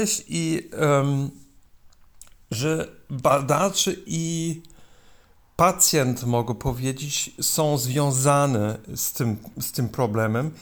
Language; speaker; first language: Polish; non-native, learner; German